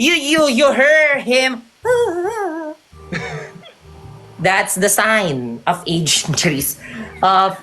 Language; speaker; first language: English; non-native, fluent; Filipino